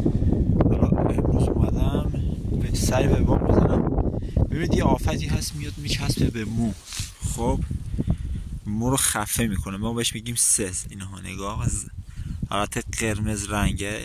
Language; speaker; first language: Persian; native; Persian